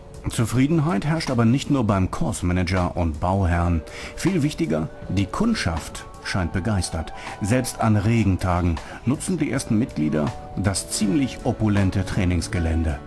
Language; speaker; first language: German; native; German